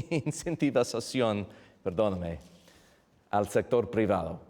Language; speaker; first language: Spanish; non-native, fluent; English